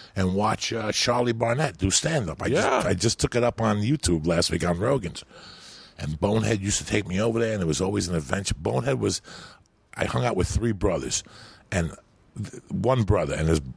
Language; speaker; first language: English; early bilingual, other home language; Spanish